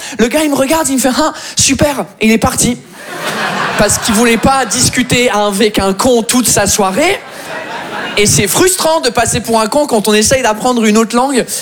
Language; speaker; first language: French; non-native, fluent; English